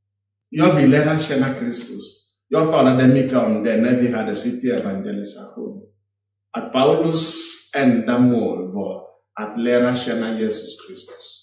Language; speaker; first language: Swedish; non-native, fluent; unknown